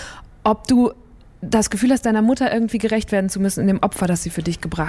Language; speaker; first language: German; native; German